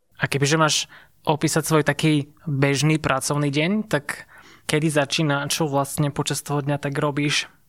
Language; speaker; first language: Slovak; native; Slovak